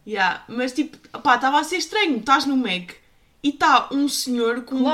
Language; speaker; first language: Portuguese; native; Portuguese